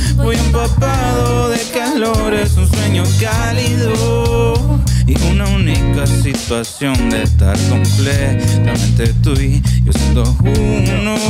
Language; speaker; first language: Spanish; native; Spanish